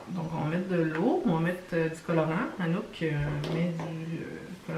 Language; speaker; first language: French; native; French